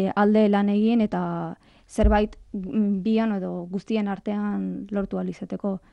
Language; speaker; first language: Basque; non-native, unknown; Arabic